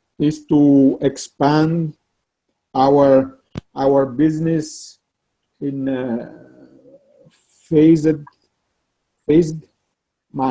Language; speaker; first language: English; non-native, learner; Italian